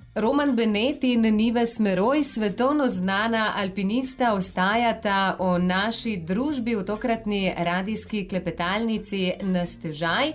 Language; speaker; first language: Slovenian; native; Slovenian